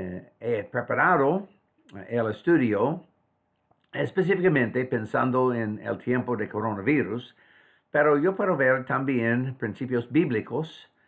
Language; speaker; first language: Spanish; non-native, fluent; English